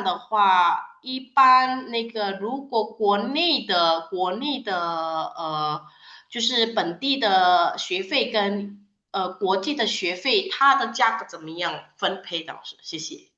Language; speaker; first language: Chinese; non-native, fluent; Indonesian